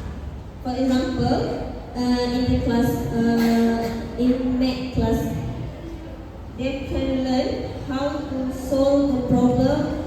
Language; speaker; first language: English; non-native, learner; Malay